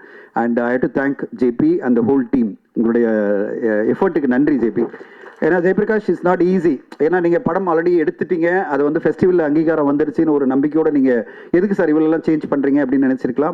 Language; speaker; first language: Tamil; native; Tamil